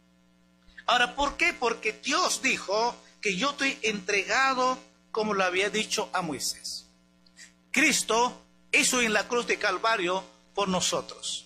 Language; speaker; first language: Spanish; native; Spanish